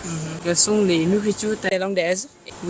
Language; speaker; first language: French; non-native, learner; Thai